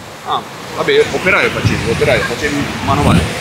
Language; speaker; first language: Italian; native; Italian